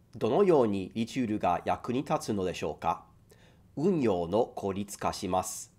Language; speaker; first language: Japanese; non-native, fluent; English